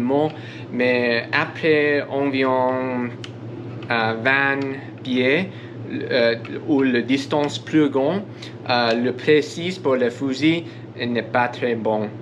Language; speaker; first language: French; non-native, learner; English